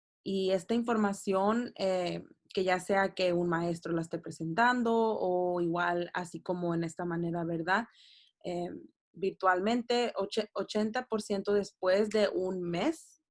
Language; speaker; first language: Spanish; early bilingual, heritage; Spanish